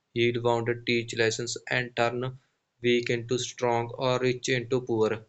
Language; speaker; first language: English; non-native, local second language; Punjabi